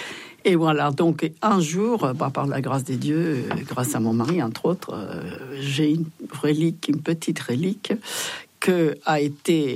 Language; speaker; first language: French; non-native, fluent; Spanish